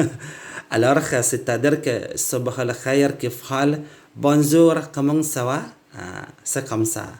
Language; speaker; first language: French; non-native, learner; Indonesian